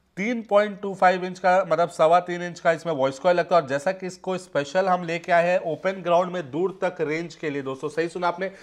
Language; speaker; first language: Hindi; native; Hindi